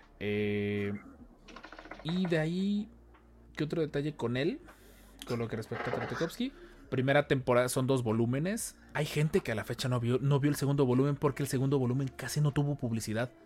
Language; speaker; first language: Spanish; native; Spanish